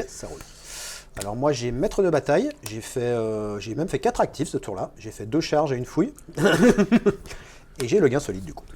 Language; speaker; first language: French; native; French